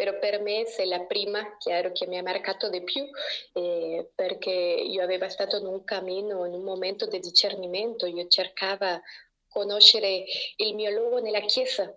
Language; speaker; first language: Italian; non-native, learner; Spanish